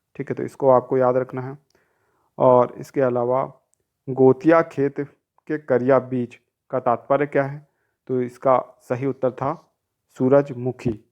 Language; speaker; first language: Hindi; native; Hindi